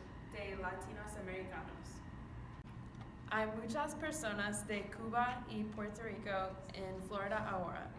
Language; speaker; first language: Spanish; non-native, learner; English